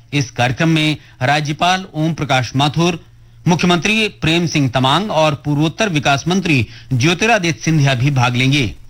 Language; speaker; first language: Hindi; native; Hindi